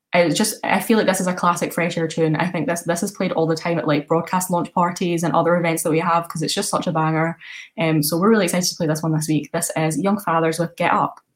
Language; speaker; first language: English; native; English